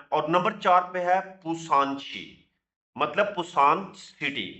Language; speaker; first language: Urdu; non-native, local second language; Punjabi